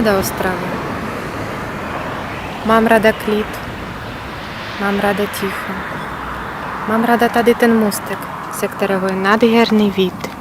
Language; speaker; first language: Czech; non-native, fluent; Russian